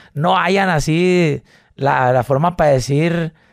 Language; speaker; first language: Spanish; native; Spanish